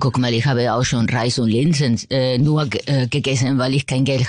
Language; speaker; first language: German; non-native, fluent; Spanish